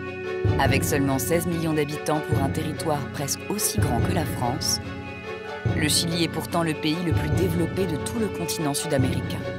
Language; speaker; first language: French; native; French